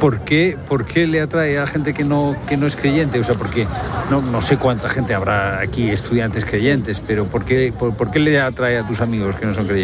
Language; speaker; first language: Spanish; native; Spanish